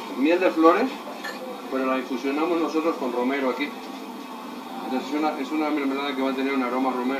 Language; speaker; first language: Spanish; native; Spanish